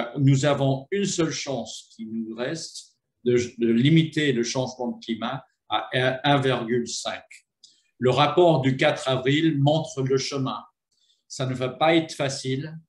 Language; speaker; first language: French; non-native, fluent; English